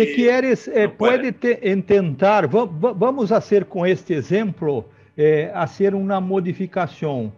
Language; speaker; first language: Spanish; non-native, learner; Portuguese